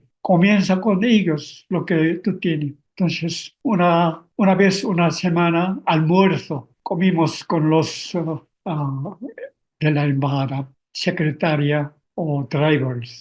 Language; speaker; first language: Spanish; non-native, learner; Korean